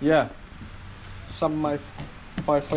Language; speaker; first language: English; non-native, learner; Vietnamese